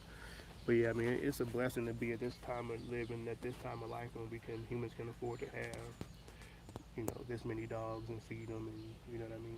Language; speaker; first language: English; native; English